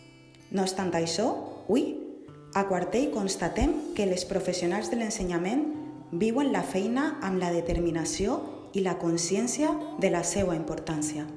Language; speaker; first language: Catalan; native; Catalan